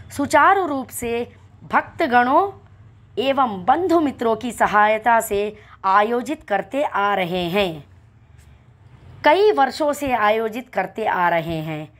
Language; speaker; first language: Hindi; non-native, local second language; Telugu